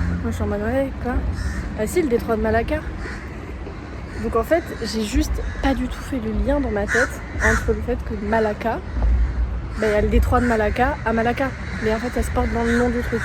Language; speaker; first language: French; native; French